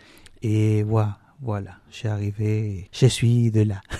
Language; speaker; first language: French; non-native, learner; Spanish